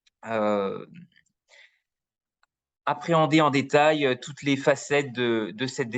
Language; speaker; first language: French; native; French